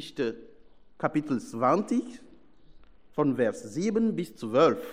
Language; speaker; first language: German; non-native, fluent; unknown